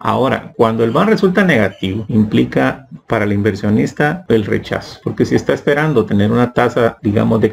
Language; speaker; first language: Spanish; native; Spanish